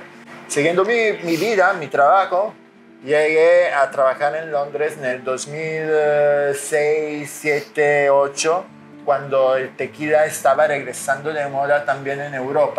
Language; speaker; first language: Spanish; non-native, fluent; Italian